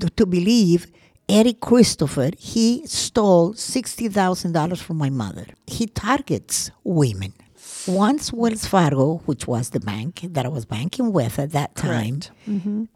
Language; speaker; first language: English; non-native, fluent; Spanish